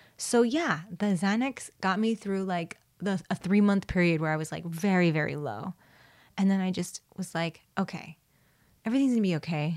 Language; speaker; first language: English; early bilingual, other home language; Spanish